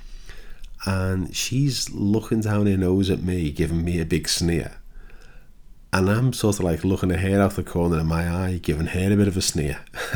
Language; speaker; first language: English; native; English